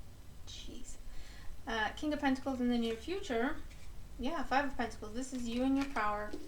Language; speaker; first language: English; native; English